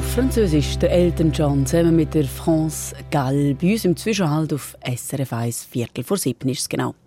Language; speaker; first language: German; native; German